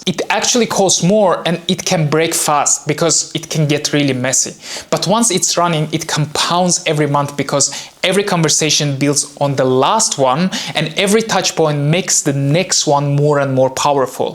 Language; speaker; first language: English; non-native, fluent; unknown